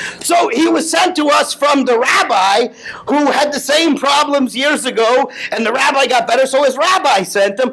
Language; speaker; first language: English; native; English